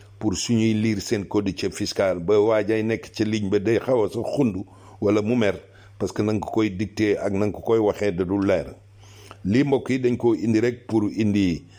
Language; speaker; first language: Wolof; non-native, local second language; Serer